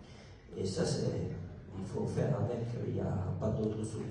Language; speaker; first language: French; non-native, local second language; Italian